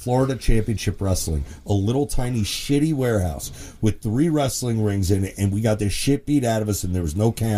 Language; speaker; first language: English; native; English